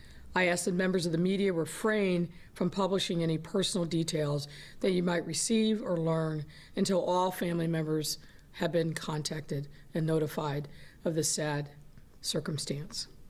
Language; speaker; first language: English; native; English